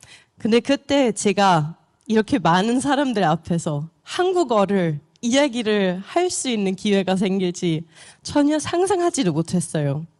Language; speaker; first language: Korean; non-native, fluent; German